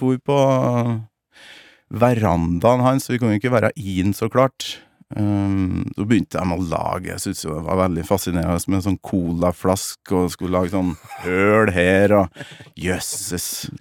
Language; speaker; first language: Norwegian; native; Norwegian